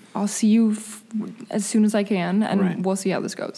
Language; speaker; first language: English; early bilingual, other home language; Spanish